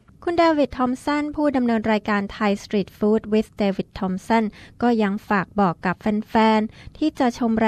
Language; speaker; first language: Thai; native; Thai